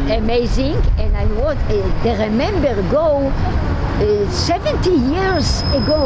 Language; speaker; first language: English; non-native, learner; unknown